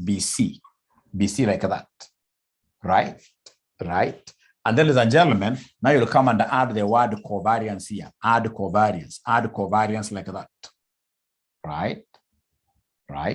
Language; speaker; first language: English; non-native, local second language; Swahili